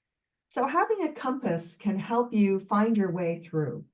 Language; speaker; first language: English; native; English